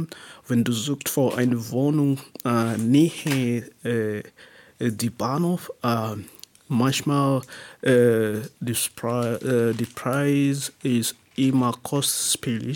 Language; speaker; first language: German; non-native, learner; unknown